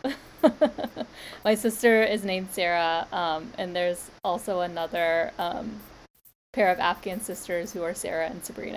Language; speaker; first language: English; native; English